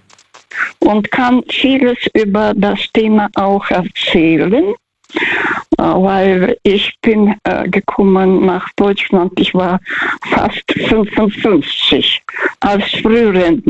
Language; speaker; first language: German; non-native, fluent; Russian